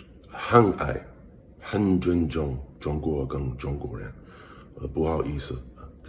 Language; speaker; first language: Chinese; non-native, learner; English